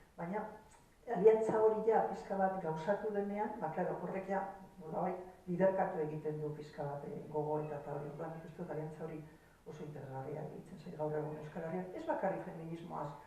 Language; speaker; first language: Basque; non-native, local second language; Spanish